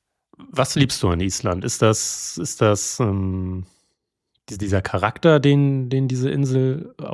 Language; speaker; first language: German; native; German